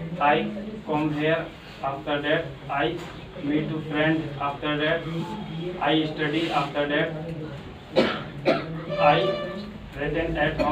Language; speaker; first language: English; non-native, learner; Hindi